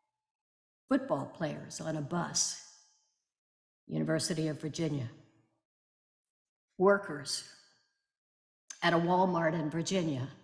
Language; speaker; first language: English; native; English